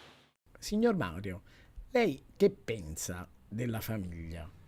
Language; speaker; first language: Italian; native; Italian